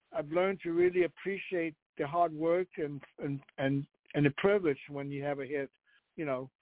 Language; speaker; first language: English; non-native, fluent; Danish